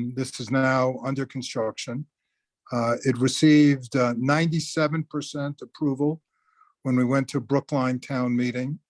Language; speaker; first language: English; native; English